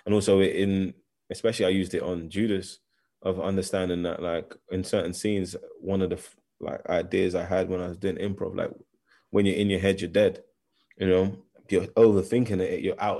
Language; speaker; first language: English; native; English